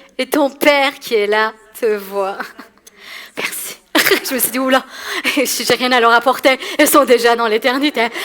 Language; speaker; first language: French; early bilingual, other home language; Persian